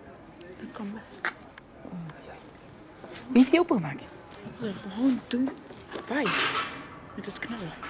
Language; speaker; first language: Dutch; native; Dutch